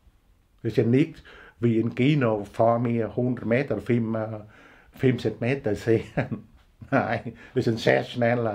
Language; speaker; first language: German; non-native, learner; Vietnamese